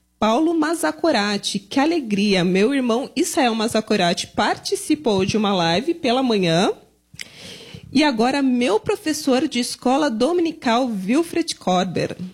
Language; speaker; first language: Portuguese; native; Portuguese